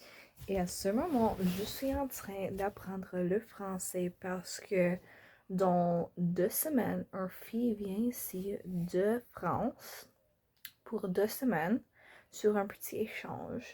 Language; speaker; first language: French; non-native, learner; English